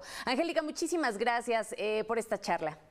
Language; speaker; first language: Spanish; native; Spanish